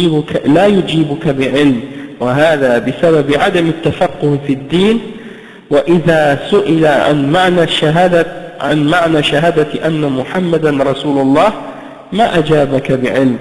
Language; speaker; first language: Arabic; non-native, fluent; French